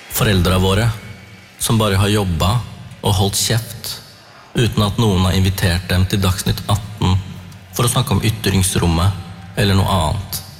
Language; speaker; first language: Norwegian; early bilingual, other home language; Tamil